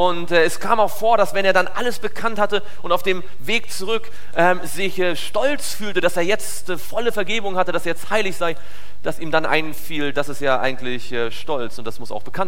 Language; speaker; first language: German; native; German